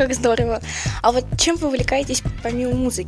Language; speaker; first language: Russian; native; Russian